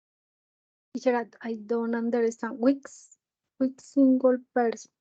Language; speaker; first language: English; non-native, learner; Spanish